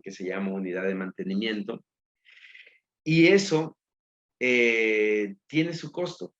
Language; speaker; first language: Spanish; native; Spanish